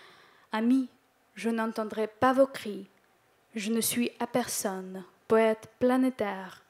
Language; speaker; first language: French; non-native, fluent; Ukrainian